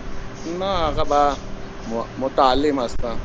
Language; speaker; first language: Persian; non-native, learner; Urdu